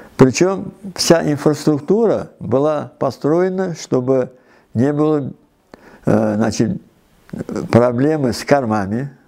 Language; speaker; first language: Russian; non-native, local second language; Uzbek